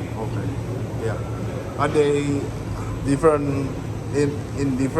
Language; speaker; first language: English; non-native, learner; Indonesian